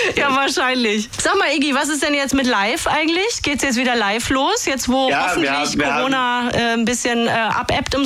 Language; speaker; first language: German; native; German